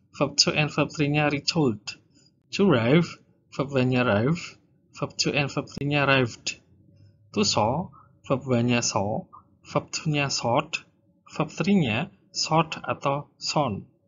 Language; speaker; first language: English; non-native, fluent; Indonesian